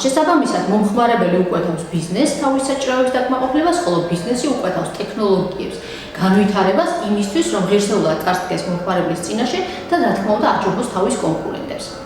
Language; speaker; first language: Georgian; native; Georgian